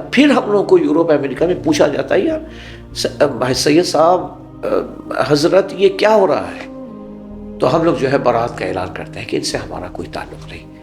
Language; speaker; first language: Urdu; non-native, fluent; Bangla